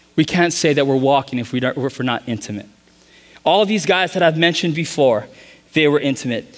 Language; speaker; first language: English; native; English